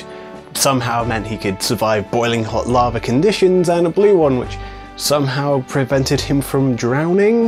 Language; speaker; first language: English; native; English